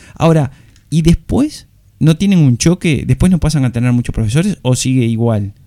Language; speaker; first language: Spanish; native; Spanish